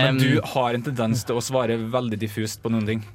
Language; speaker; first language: Norwegian; native; Norwegian